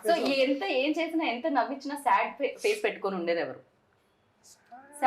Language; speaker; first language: Telugu; native; Telugu